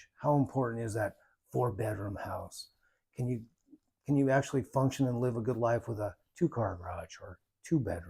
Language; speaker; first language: English; native; English